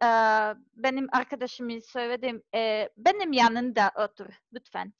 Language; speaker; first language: Turkish; non-native, learner; Serbian